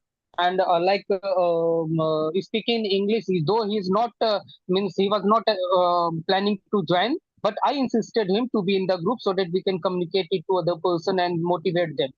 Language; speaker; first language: English; non-native, local second language; Hindi